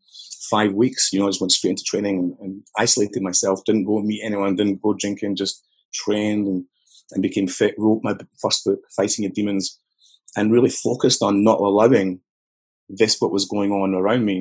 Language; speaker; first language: English; native; English